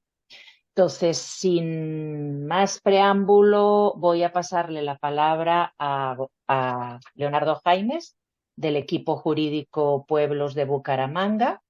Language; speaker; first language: Spanish; native; Spanish